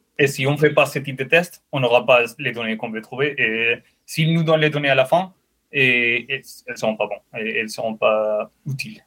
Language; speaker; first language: French; non-native, fluent; Spanish